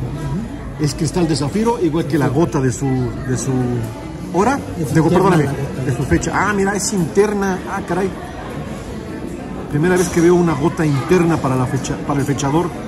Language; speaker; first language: Spanish; native; Spanish